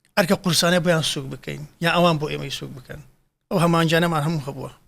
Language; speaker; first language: Central Kurdish; native; Central Kurdish